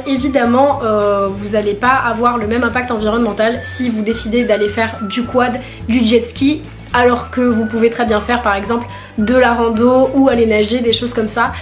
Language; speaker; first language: French; native; French